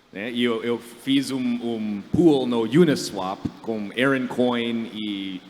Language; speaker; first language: Portuguese; non-native, fluent; English